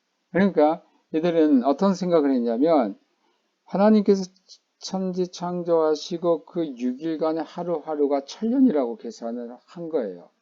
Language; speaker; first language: Korean; native; Korean